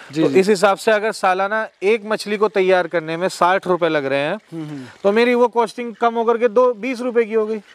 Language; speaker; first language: Hindi; native; Hindi